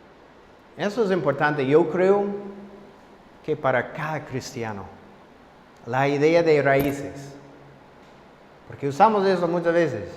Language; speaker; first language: Spanish; non-native, fluent; English